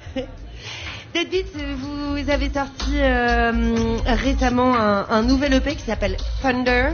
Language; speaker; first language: French; native; French